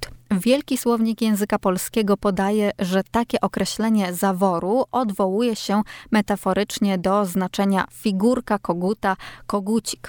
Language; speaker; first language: Polish; native; Polish